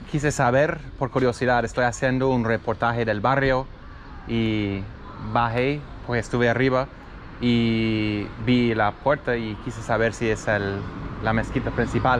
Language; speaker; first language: Spanish; native; Spanish